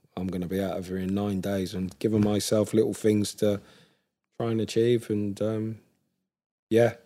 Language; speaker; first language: English; native; English